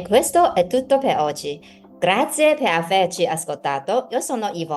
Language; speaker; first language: Italian; non-native, fluent; Chinese